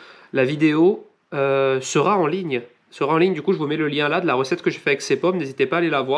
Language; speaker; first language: French; native; French